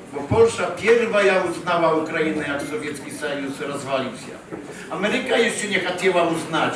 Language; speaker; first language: Polish; early bilingual, heritage; Polish